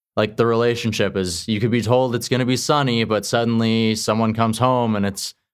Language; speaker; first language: English; native; English